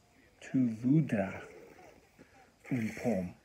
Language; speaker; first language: French; non-native, learner; English